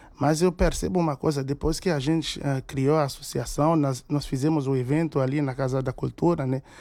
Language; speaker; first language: Portuguese; non-native, fluent; Haitian Creole